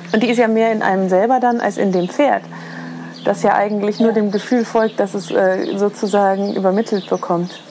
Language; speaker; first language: German; native; German